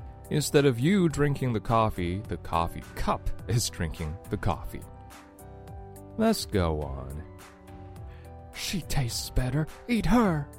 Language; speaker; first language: English; non-native, fluent; Chinese